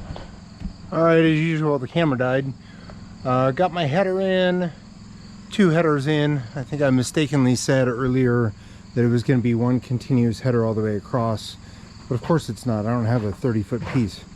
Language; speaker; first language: English; native; English